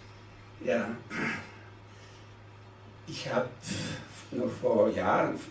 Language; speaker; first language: German; non-native, fluent; Polish